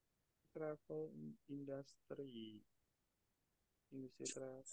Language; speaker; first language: English; non-native, learner; Indonesian